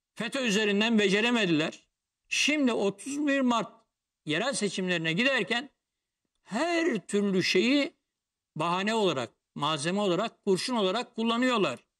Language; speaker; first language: Turkish; native; Turkish